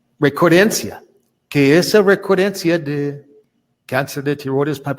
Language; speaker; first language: Spanish; non-native, learner; English